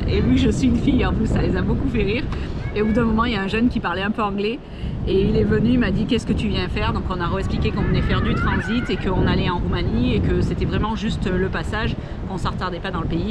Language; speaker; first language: French; native; French